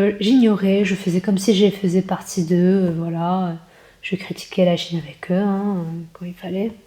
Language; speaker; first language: French; early bilingual, other home language; Chinese